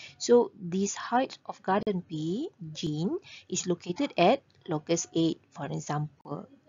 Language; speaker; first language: English; non-native, local second language; Malay